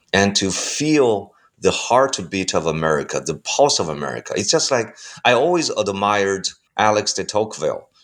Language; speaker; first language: English; non-native, fluent; Chinese